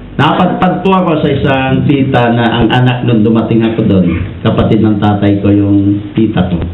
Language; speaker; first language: Filipino; non-native, local second language; Iloko